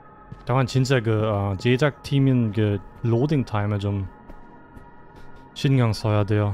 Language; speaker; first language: Korean; non-native, fluent; German